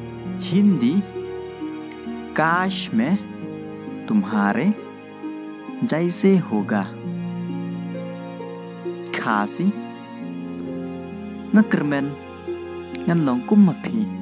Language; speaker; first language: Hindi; non-native, local second language; Khasi